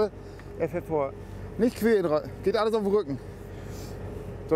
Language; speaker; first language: German; native; German